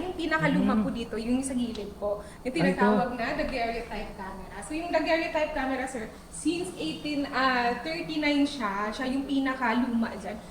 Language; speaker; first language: Filipino; non-native, local second language; Bikol